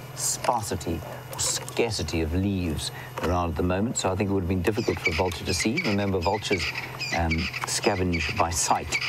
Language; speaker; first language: English; native; English